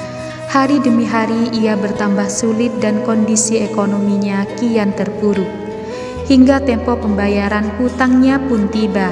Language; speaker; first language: Indonesian; native; Indonesian